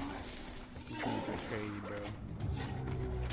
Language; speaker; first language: English; native; English